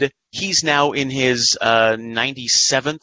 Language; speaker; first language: English; native; English